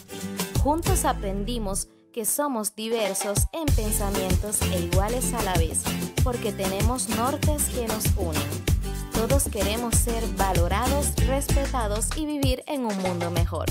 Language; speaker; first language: Spanish; native; Spanish